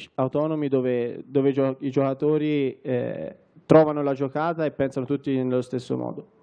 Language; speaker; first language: Italian; native; Italian